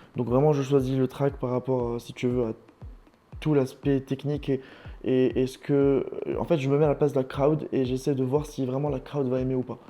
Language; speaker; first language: French; non-native, local second language; Arabic